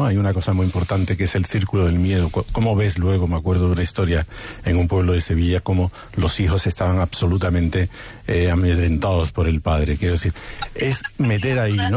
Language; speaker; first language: Spanish; native; Spanish